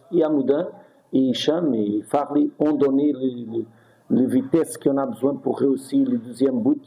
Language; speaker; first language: French; non-native, fluent; Portuguese